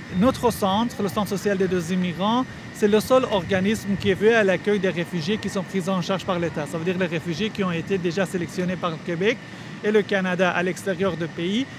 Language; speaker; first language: French; non-native, fluent; Persian